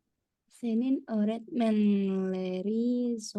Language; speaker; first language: Turkish; non-native, learner; Indonesian